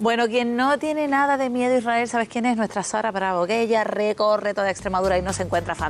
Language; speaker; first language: Spanish; native; Spanish